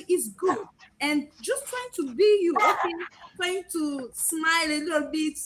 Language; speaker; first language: English; non-native, learner; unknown